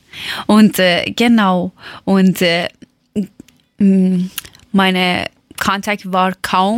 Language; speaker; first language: German; non-native, learner; Persian